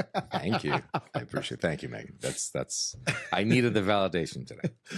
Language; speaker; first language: English; non-native, fluent; Portuguese